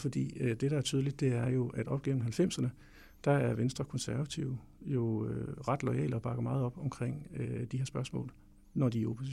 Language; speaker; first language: Danish; native; Danish